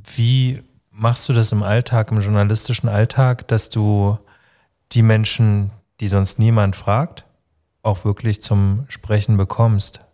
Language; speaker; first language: German; native; German